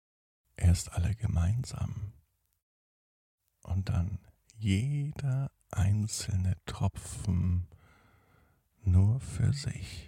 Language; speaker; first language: German; native; German